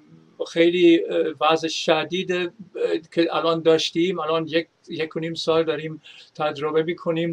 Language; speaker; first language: Persian; non-native, fluent; German